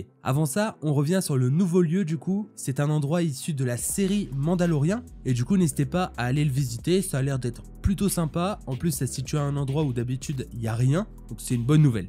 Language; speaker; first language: French; native; French